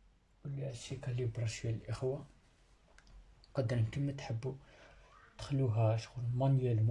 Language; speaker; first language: Arabic; native; Arabic